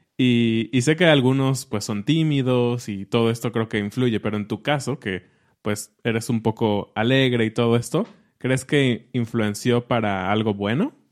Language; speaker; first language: Spanish; native; Spanish